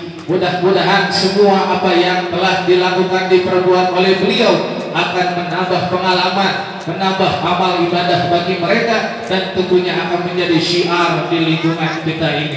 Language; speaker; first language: Indonesian; native; Indonesian